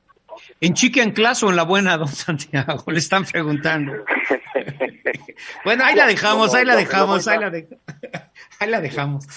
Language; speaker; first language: Spanish; native; Spanish